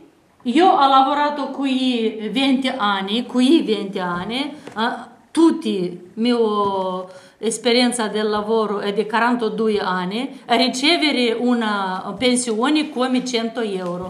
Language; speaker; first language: Italian; non-native, learner; Romanian